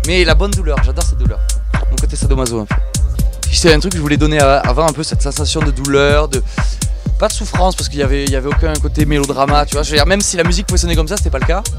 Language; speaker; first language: French; native; French